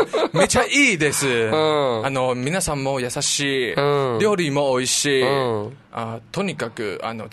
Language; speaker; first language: Japanese; non-native, learner; Chinese